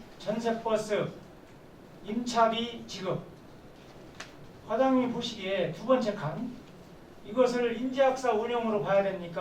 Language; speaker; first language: Korean; native; Korean